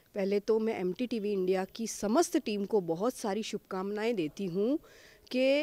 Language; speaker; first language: Hindi; native; Hindi